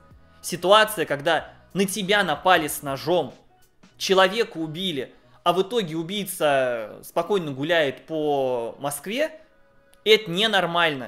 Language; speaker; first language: Russian; native; Russian